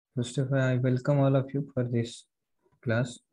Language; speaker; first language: English; non-native, local second language; Marathi